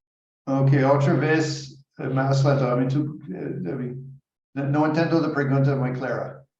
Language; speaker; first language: Spanish; non-native, learner; English